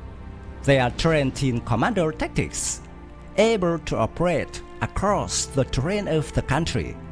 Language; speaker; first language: English; non-native, fluent; Vietnamese